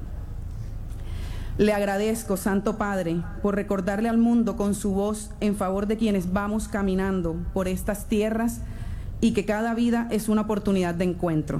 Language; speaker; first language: Spanish; native; Spanish